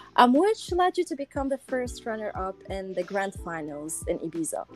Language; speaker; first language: English; non-native, local second language; Arabic